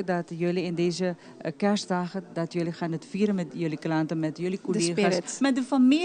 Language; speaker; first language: Dutch; non-native, local second language; Papiamento